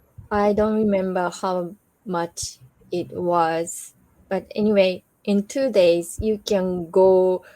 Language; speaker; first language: English; non-native, learner; Japanese